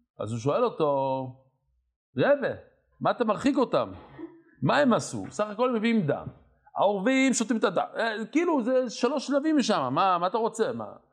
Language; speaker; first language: Hebrew; non-native, fluent; English